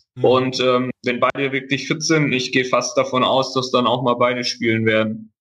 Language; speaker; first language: German; native; German